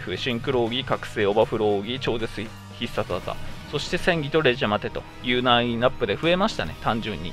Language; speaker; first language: Japanese; native; Japanese